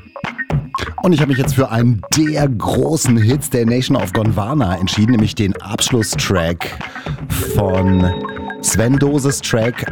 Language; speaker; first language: German; native; German